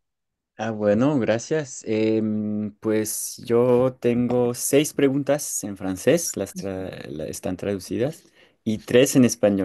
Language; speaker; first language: Spanish; non-native, fluent; French